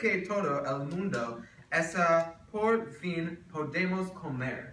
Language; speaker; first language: Spanish; non-native, learner; English